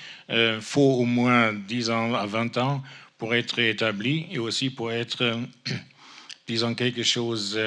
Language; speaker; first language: French; non-native, fluent; German